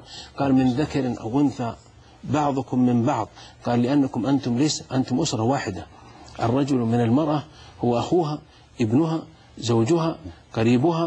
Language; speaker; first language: Arabic; native; Arabic